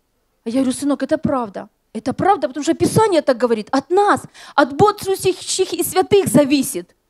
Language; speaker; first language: Russian; native; Russian